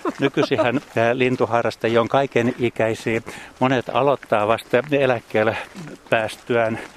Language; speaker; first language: Finnish; native; Finnish